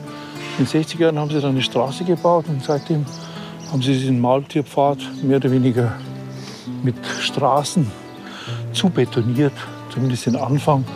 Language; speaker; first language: German; native; German